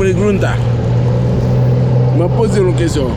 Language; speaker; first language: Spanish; non-native, learner; Haitian Creole